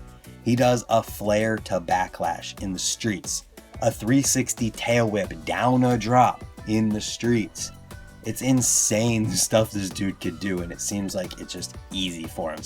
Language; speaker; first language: English; native; English